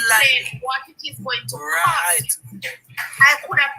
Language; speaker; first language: English; native; English